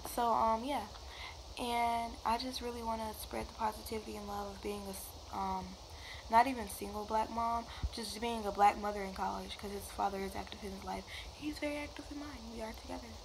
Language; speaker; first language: English; native; English